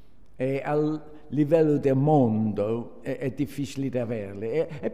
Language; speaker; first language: Italian; non-native, fluent; English